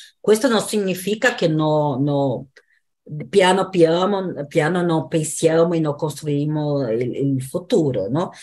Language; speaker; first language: Italian; non-native, fluent; Portuguese